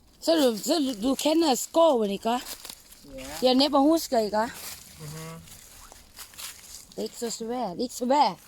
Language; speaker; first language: Danish; non-native, learner; Thai